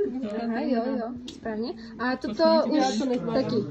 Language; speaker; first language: Czech; non-native, learner; Kara-Kalpak